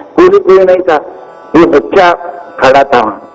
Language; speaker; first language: Hindi; non-native, local second language; Kannada